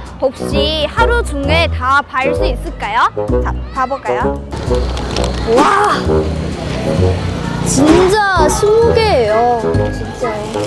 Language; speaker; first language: Korean; non-native, learner; Vietnamese